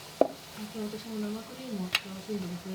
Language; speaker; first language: Japanese; native; Japanese